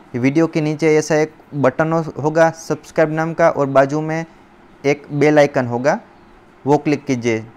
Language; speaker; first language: Hindi; non-native, local second language; Gujarati